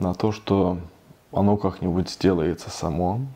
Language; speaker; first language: Russian; native; Russian